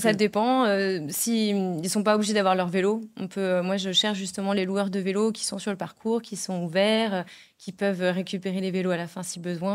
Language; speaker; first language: French; native; French